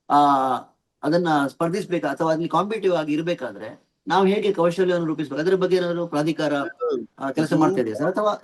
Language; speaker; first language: Kannada; native; Kannada